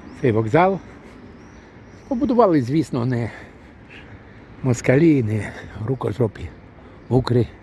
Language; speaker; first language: Ukrainian; non-native, local second language; Russian